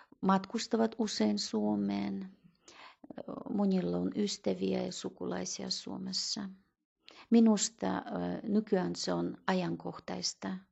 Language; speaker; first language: Finnish; early bilingual, heritage; Russian